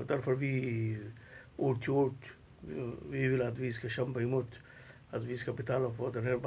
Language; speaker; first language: Swedish; non-native, fluent; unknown